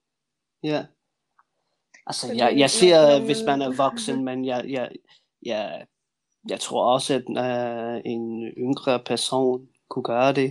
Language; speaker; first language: Danish; non-native, fluent; English